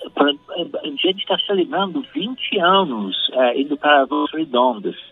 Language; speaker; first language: Portuguese; non-native, fluent; English